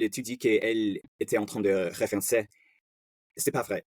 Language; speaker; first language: French; non-native, learner; English